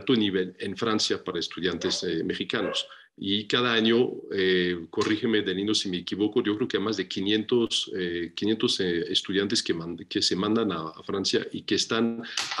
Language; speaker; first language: Spanish; non-native, fluent; French